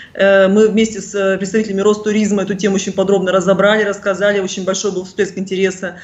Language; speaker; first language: Russian; native; Russian